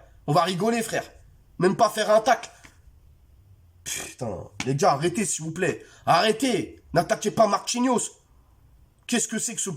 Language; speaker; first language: French; native; French